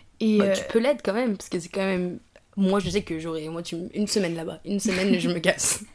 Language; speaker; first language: French; native; French